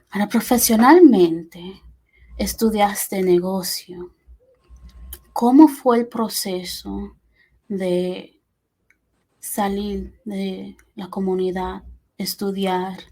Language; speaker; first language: Spanish; early bilingual, heritage; Spanish